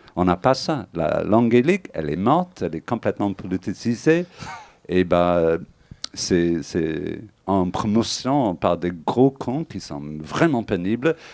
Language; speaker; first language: French; non-native, fluent; English